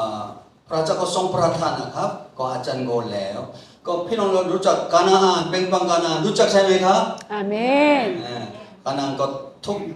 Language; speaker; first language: Thai; non-native, fluent; Korean